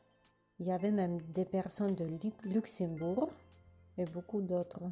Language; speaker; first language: French; non-native, learner; Russian